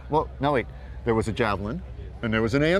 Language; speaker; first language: English; native; English